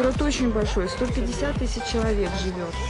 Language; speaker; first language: Russian; native; Russian